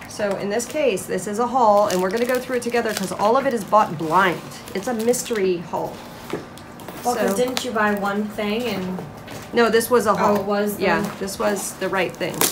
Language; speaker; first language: English; native; English